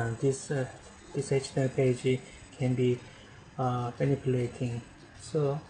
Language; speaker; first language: English; non-native, learner; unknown